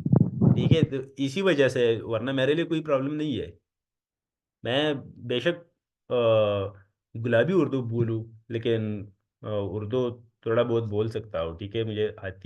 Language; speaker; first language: Hindi; non-native, local second language; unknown